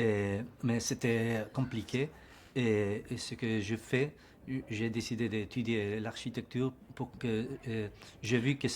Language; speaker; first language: French; non-native, learner; Spanish